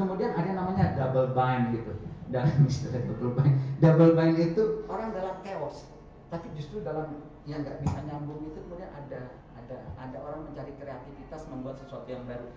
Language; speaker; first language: Indonesian; native; Indonesian